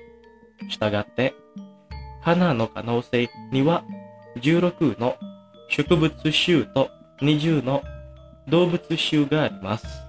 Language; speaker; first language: Japanese; non-native, fluent; Indonesian